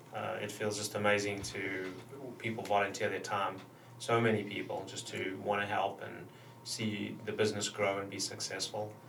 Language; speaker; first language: English; native; English